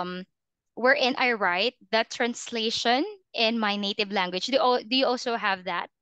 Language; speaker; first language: English; non-native, fluent; Filipino